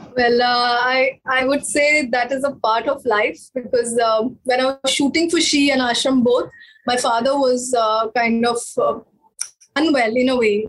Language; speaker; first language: English; non-native, local second language; Marathi